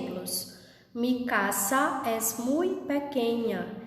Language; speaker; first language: Spanish; non-native, fluent; Portuguese